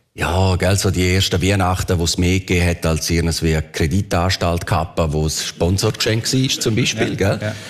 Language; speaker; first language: German; early bilingual, other home language; Italian